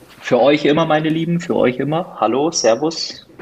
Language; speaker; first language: German; native; German